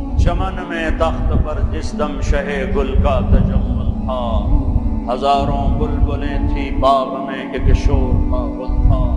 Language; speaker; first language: Urdu; non-native, local second language; Punjabi